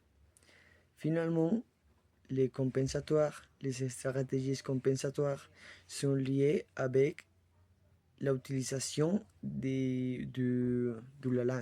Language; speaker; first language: French; non-native, learner; Spanish